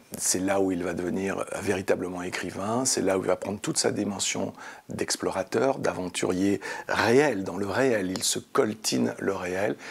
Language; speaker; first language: French; native; French